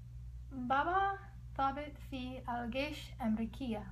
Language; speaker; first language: Arabic; non-native, learner; English